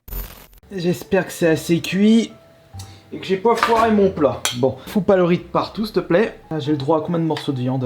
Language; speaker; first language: French; native; French